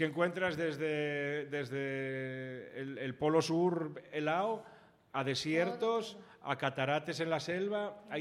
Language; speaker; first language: Spanish; native; Spanish